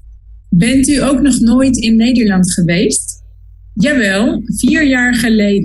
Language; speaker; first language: Dutch; non-native, learner; Spanish